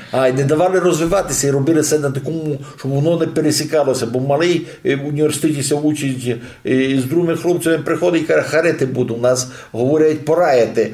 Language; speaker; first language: Ukrainian; native; Ukrainian